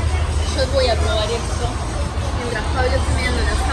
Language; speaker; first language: Spanish; native; Spanish